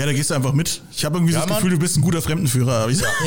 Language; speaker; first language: German; native; German